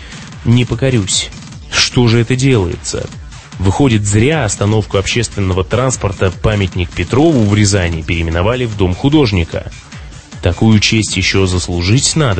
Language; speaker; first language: Russian; native; Russian